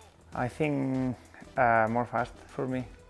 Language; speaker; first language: English; non-native, learner; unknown